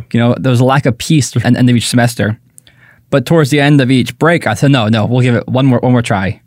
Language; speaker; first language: English; native; English